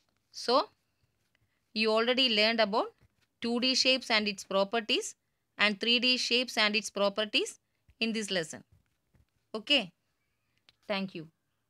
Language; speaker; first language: English; non-native, local second language; Tamil